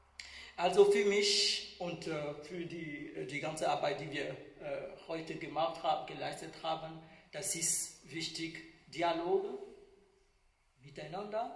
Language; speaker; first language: German; non-native, fluent; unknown